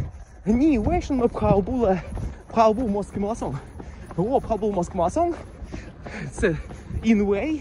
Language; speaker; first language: Chinese; non-native, learner; Russian